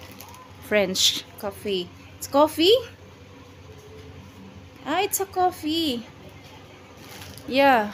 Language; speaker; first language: English; non-native, local second language; Filipino